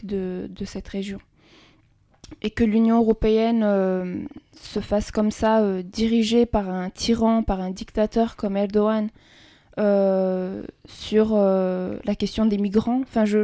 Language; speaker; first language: French; early bilingual, other home language; Kurdish